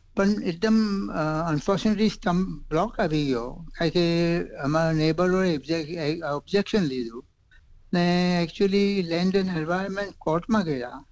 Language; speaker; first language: Gujarati; native; Gujarati